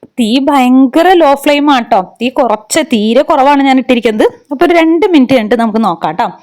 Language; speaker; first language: Malayalam; native; Malayalam